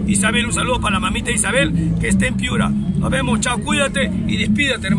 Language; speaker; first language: Spanish; native; Spanish